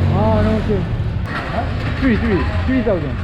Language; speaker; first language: English; non-native, learner; Korean